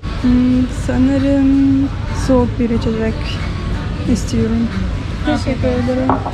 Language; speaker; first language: Turkish; non-native, learner; English